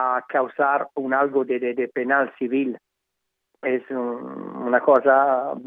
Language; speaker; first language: Spanish; non-native, learner; Italian